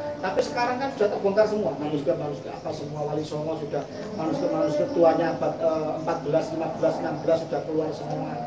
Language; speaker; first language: Indonesian; non-native, local second language; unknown